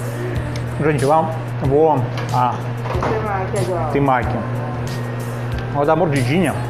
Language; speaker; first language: Portuguese; non-native, learner; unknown